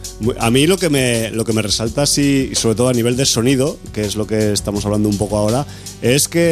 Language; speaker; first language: Spanish; native; Spanish